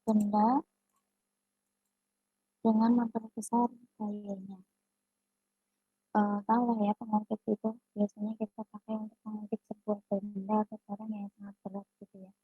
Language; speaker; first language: Indonesian; native; Indonesian